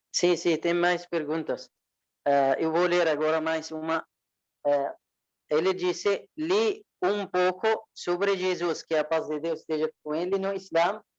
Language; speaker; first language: Portuguese; non-native, fluent; Arabic